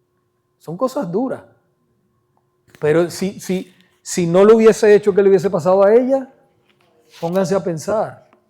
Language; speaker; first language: Spanish; native; Spanish